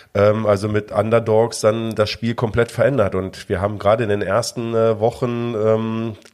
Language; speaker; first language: German; native; German